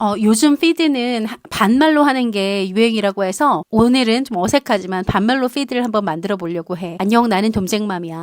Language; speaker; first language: Korean; native; Korean